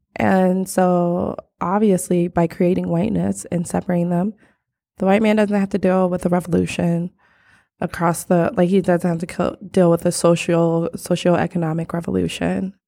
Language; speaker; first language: English; early bilingual, other home language; Krio